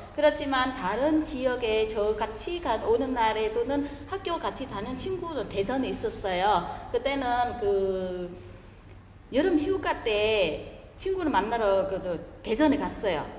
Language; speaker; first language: Korean; non-native, fluent; Vietnamese